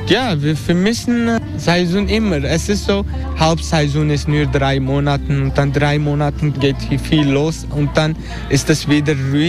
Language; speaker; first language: German; non-native, fluent; Turkish